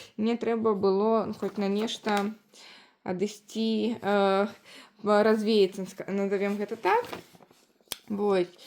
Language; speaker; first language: Belarusian; non-native, local second language; Russian